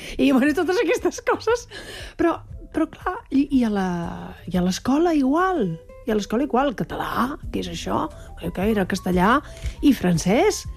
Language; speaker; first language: Catalan; native; Catalan